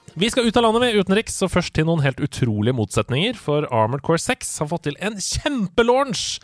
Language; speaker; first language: Norwegian; native; Norwegian